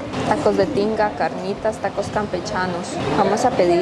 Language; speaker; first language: Spanish; native; Spanish